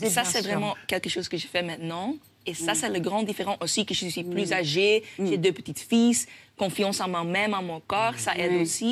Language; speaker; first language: French; non-native, local second language; Dutch